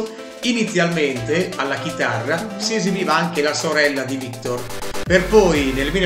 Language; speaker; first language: Italian; native; Italian